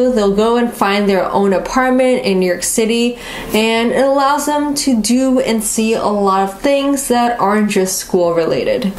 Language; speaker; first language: English; native; English